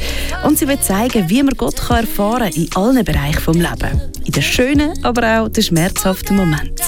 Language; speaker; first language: German; native; German